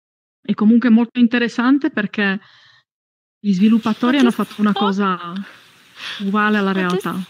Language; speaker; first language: Italian; non-native, fluent; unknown